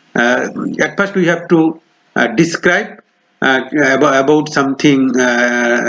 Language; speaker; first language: English; non-native, local second language; Bangla